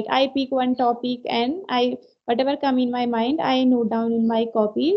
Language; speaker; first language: English; non-native, learner; Hindi